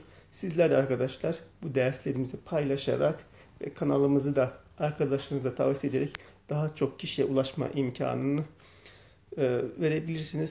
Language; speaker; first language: Turkish; native; Turkish